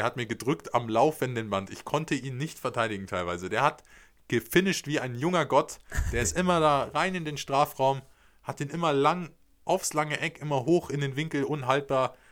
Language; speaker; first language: German; native; German